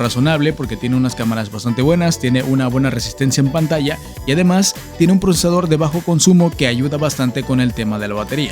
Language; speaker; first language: Spanish; native; Spanish